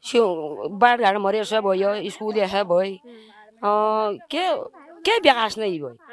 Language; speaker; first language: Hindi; non-native, local second language; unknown